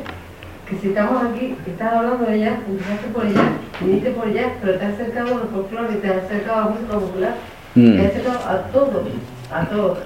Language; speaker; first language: Spanish; native; Spanish